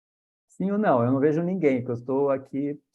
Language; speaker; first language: Portuguese; native; Portuguese